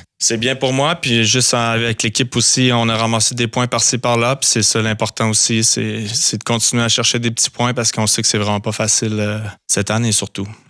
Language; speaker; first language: French; native; French